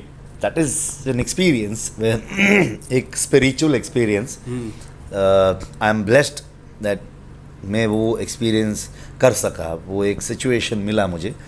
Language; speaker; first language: Hindi; non-native, local second language; Kannada